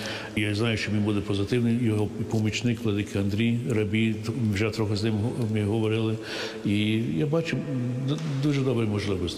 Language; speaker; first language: Ukrainian; early bilingual, heritage; English